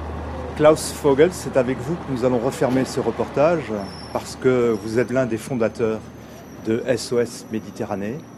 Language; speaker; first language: French; native; French